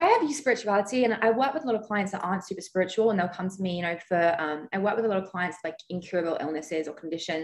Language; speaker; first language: English; native; English